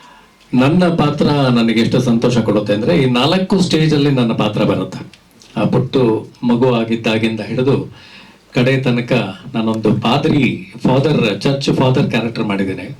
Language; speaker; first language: Kannada; native; Kannada